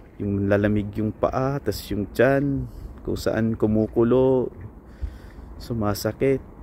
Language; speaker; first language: Filipino; native; Filipino